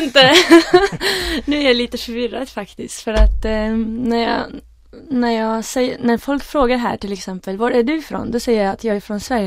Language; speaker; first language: Swedish; early bilingual, other home language; Arabic